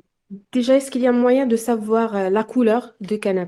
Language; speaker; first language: French; non-native, local second language; Arabic